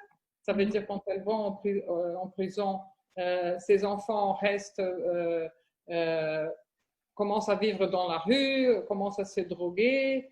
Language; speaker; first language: French; non-native, fluent; Portuguese